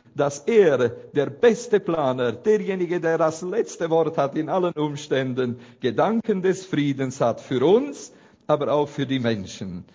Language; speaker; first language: German; non-native, fluent; Romanian